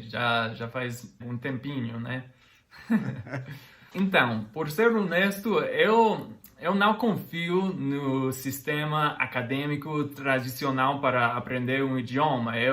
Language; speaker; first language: Portuguese; non-native, fluent; English